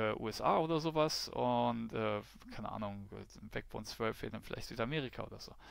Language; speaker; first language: German; native; German